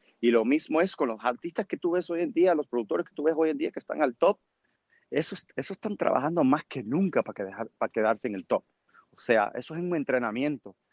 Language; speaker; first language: Spanish; early bilingual, heritage; Spanish